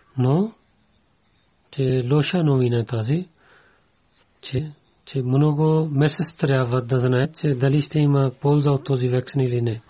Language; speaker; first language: Bulgarian; non-native, learner; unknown